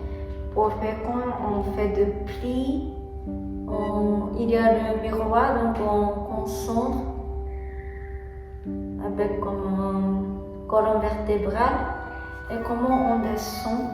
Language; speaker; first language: French; non-native, learner; Japanese